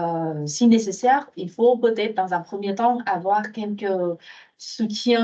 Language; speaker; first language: French; non-native, fluent; Vietnamese